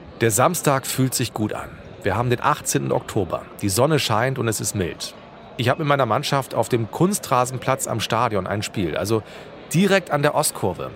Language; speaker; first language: German; native; German